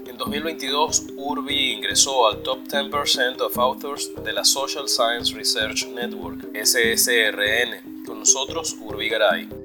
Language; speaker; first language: Spanish; native; Spanish